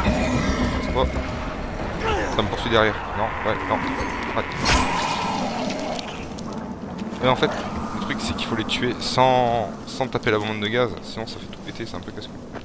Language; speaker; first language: French; native; French